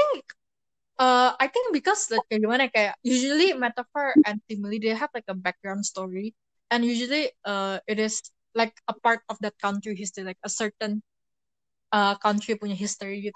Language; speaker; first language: English; non-native, fluent; Indonesian